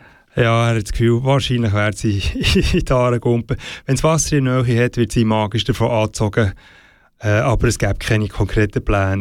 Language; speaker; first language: German; native; German